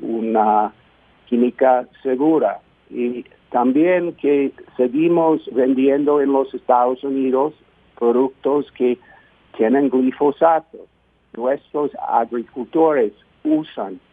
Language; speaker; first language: Spanish; non-native, fluent; English